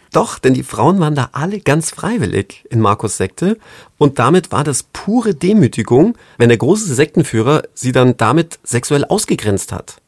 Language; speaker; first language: German; non-native, fluent; English